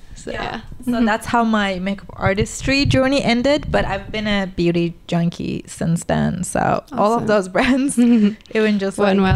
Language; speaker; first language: English; non-native, fluent; Turkish